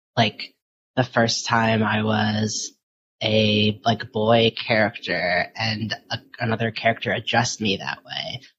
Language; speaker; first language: English; early bilingual, other home language; Filipino